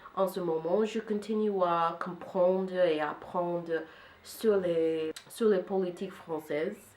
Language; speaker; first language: French; non-native, fluent; English